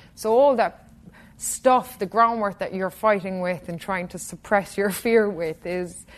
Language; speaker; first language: English; native; English